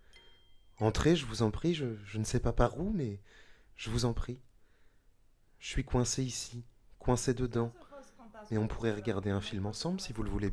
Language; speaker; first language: French; native; French